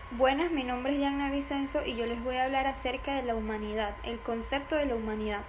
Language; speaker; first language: Spanish; native; Spanish